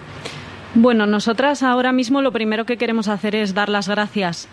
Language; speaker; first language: Spanish; native; Spanish